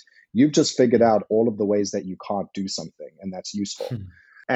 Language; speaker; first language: English; native; English